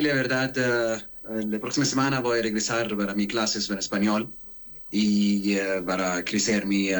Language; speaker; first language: Spanish; non-native, learner; Arabic